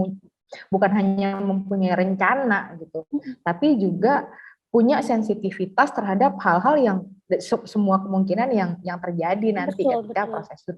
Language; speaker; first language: Indonesian; native; Indonesian